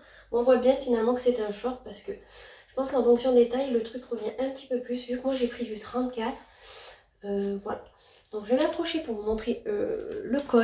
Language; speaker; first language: French; native; French